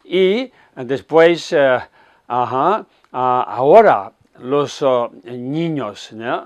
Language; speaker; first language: Spanish; non-native, fluent; Tibetan